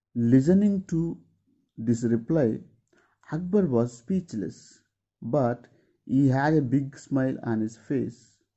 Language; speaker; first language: English; non-native, local second language; Telugu